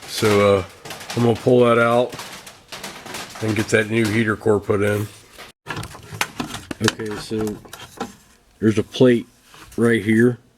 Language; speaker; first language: English; native; English